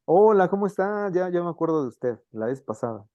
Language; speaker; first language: Spanish; native; Spanish